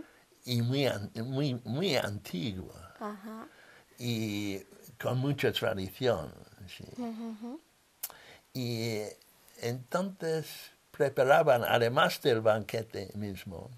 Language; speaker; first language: Spanish; non-native, fluent; English